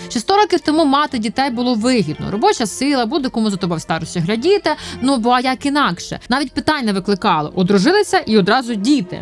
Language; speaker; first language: Ukrainian; native; Ukrainian